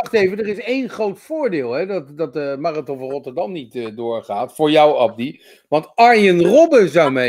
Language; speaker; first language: Dutch; native; Dutch